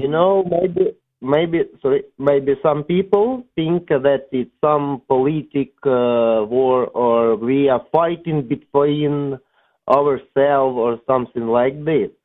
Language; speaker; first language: English; non-native, learner; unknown